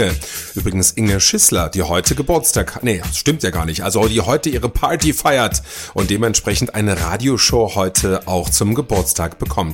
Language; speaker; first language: German; native; German